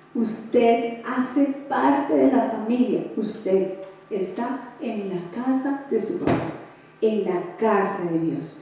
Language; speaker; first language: Spanish; native; Spanish